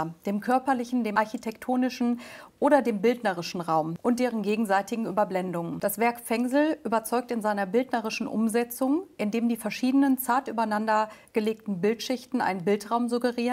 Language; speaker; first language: German; native; German